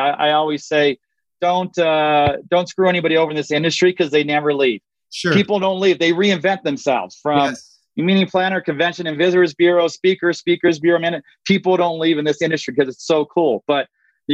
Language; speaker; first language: English; native; English